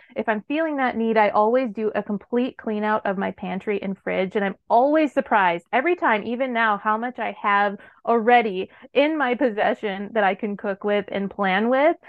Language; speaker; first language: English; native; English